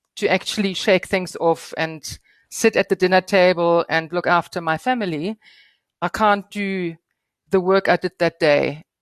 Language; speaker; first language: English; non-native, fluent; German